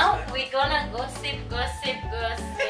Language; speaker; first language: English; non-native, learner; Indonesian